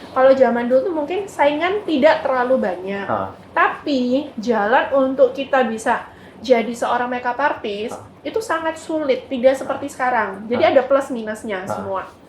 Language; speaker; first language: Indonesian; native; Indonesian